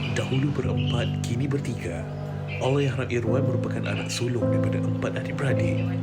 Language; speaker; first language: Malay; native; Malay